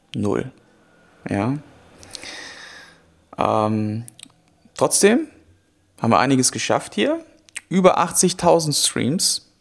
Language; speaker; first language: German; native; German